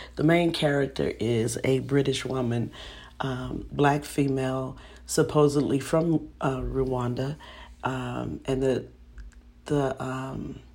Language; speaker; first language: English; native; English